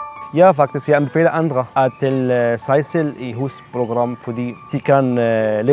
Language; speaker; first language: Danish; non-native, learner; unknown